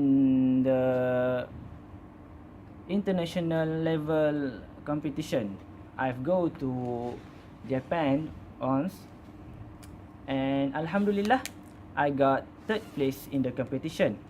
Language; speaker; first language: English; non-native, learner; Malay